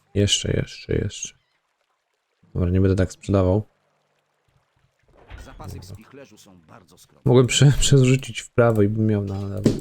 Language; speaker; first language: Polish; native; Polish